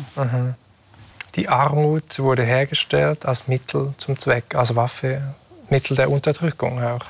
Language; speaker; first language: German; native; German